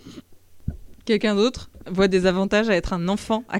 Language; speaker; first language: French; native; French